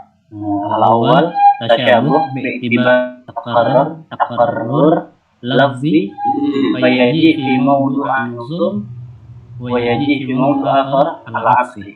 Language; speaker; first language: Arabic; non-native, learner; Indonesian